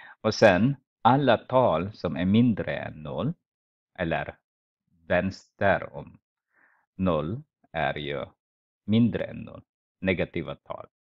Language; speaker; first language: Swedish; non-native, fluent; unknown